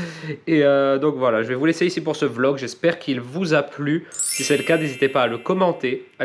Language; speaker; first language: French; native; French